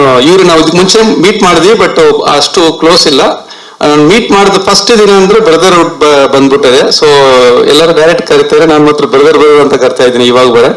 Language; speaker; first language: Kannada; non-native, learner; Tamil